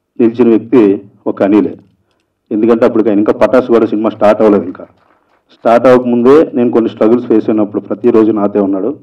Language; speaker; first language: Telugu; native; Telugu